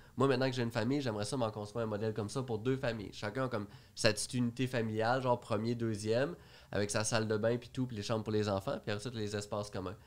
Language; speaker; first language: French; native; French